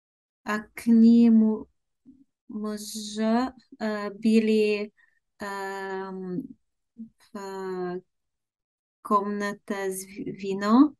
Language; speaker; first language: Russian; non-native, learner; Bulgarian